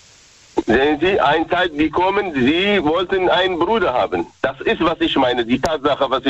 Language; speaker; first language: German; non-native, learner; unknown